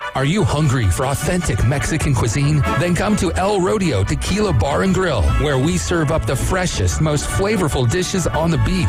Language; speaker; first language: English; native; English